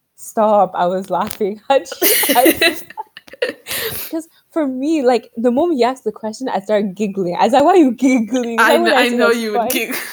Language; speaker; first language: English; native; English